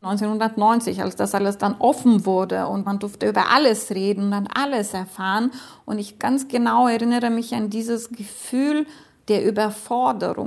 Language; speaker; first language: German; non-native, fluent; Lithuanian